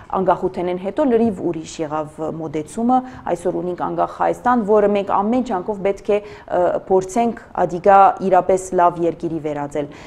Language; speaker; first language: Armenian; early bilingual, heritage; Armenian